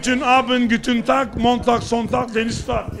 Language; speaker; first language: German; non-native, learner; Turkish